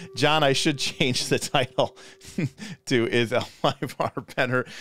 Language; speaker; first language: English; native; English